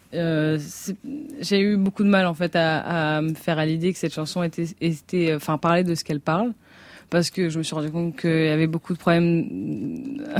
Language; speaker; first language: French; native; French